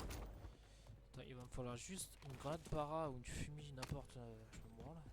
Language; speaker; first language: French; native; French